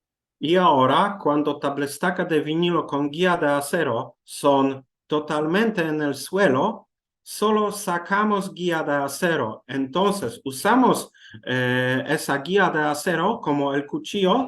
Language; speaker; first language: Spanish; non-native, learner; Polish